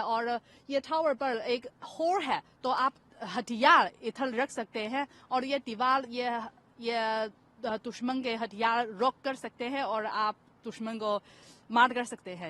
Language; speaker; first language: Hindi; non-native, fluent; Chinese